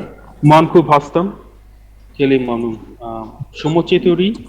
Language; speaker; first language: Persian; non-native, learner; Bangla